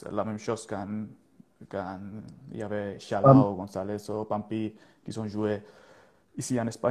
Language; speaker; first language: French; non-native, learner; Spanish